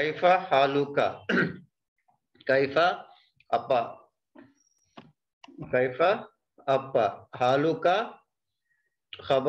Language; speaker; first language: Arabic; non-native, fluent; Indonesian